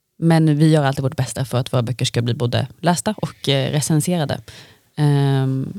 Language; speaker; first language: Swedish; native; Swedish